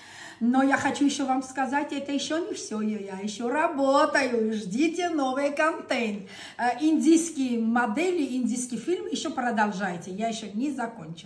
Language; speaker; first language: Russian; non-native, local second language; Armenian